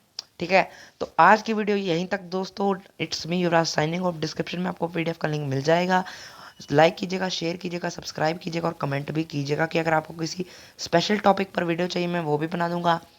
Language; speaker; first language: Hindi; native; Hindi